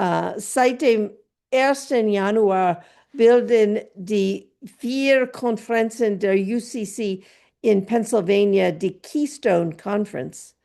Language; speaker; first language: German; non-native, fluent; English